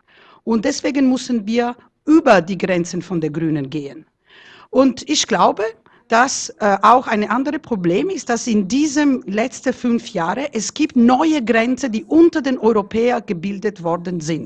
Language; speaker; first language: German; non-native, fluent; Italian